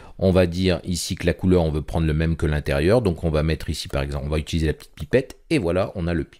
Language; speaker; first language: French; native; French